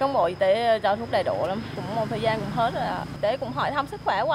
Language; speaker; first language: Vietnamese; non-native, fluent; Thai